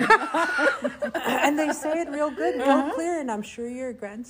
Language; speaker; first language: English; non-native, fluent; Cree